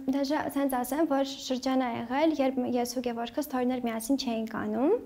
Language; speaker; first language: Armenian; early bilingual, heritage; Armenian